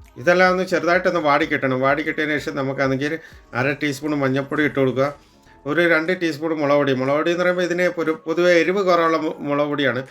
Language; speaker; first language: Malayalam; native; Malayalam